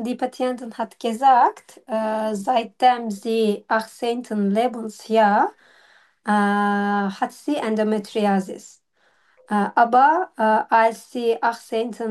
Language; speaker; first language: German; non-native, learner; Turkish